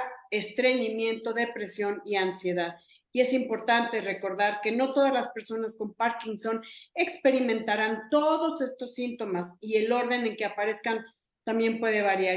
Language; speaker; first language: Spanish; native; Spanish